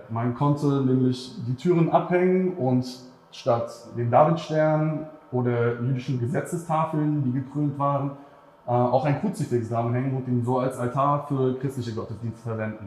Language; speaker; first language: German; native; German